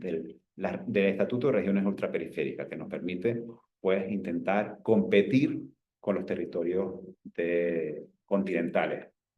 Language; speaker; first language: Spanish; native; Spanish